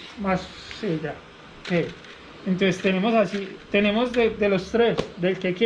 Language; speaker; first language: Spanish; native; Spanish